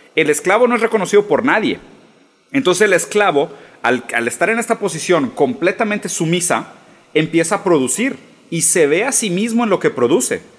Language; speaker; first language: Spanish; early bilingual, other home language; Portuguese